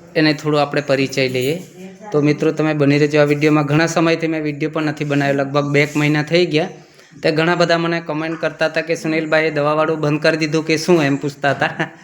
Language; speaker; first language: Gujarati; non-native, local second language; Gamit